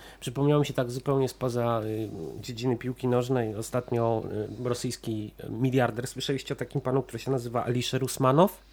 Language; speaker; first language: Polish; native; Polish